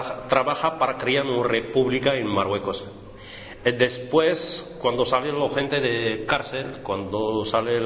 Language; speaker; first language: Spanish; non-native, fluent; Arabic